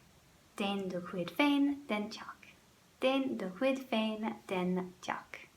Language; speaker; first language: Irish; non-native, local second language; English